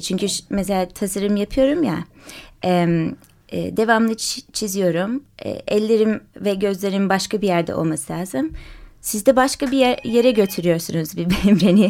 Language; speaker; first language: Turkish; early bilingual, heritage; English